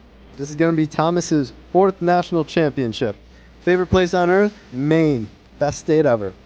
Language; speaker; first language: English; native; English